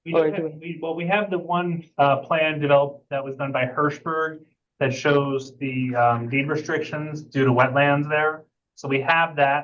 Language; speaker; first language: English; native; English